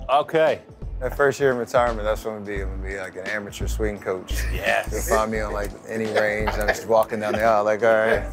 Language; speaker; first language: English; native; English